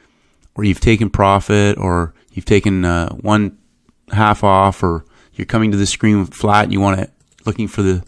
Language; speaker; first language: English; native; English